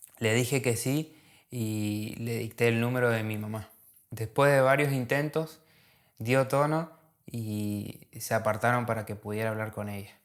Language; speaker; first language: Spanish; native; Spanish